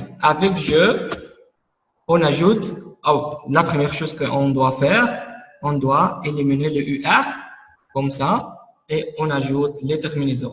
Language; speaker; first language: French; non-native, fluent; Arabic